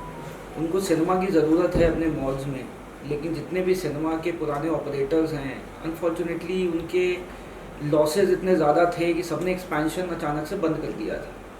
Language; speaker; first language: Hindi; native; Hindi